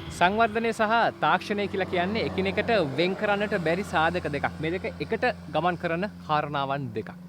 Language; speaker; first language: Sinhala; native; Sinhala